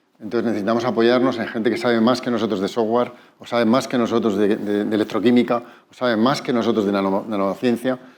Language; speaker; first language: Spanish; native; Spanish